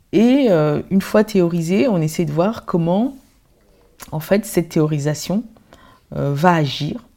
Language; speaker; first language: French; early bilingual, other home language; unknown